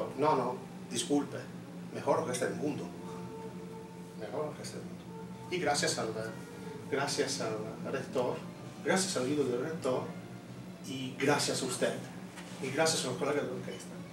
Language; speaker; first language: Spanish; non-native, fluent; Italian